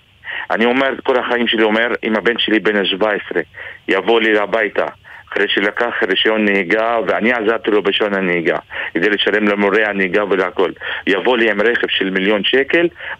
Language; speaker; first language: Hebrew; non-native, local second language; Arabic